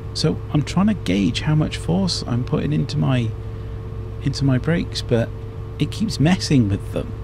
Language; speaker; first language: English; native; English